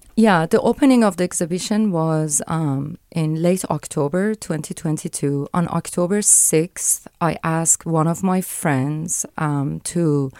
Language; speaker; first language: English; non-native, fluent; Persian